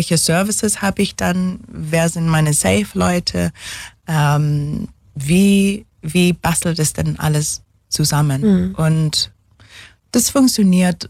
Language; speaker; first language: German; non-native, fluent; English